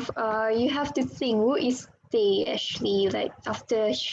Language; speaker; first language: English; non-native, local second language; Malay